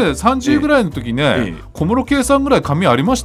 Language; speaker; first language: Japanese; native; Japanese